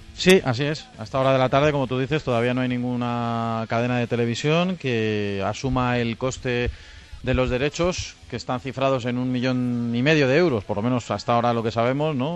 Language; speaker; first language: Spanish; native; Spanish